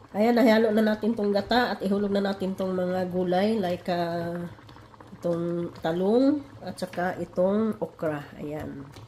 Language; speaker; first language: Filipino; non-native, local second language; Cebuano